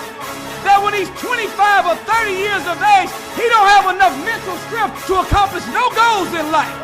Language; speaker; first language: English; native; English